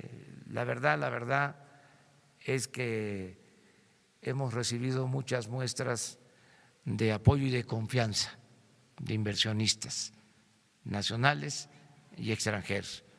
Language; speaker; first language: Spanish; native; Spanish